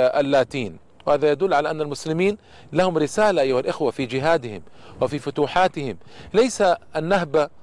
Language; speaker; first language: Arabic; native; Arabic